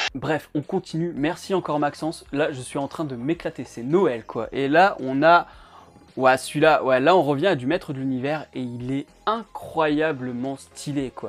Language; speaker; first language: French; native; French